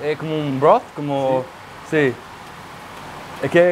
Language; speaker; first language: Italian; non-native, learner; English